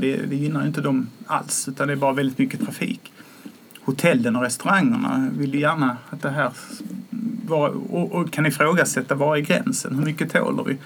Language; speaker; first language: Swedish; native; Swedish